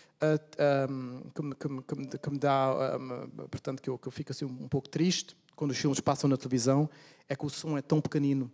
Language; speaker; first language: Portuguese; early bilingual, heritage; Portuguese